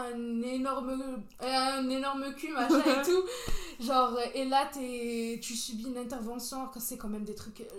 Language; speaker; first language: French; non-native, local second language; Kabyle